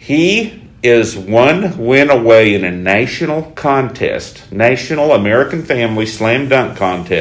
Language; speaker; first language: English; native; English